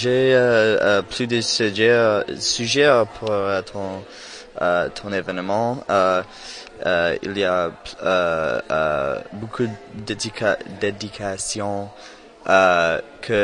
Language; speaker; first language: French; non-native, learner; English